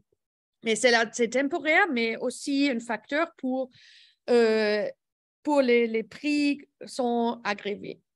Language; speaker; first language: French; non-native, learner; English